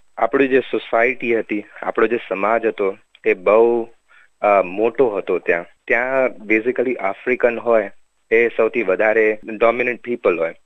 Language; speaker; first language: Gujarati; early bilingual, heritage; Gujarati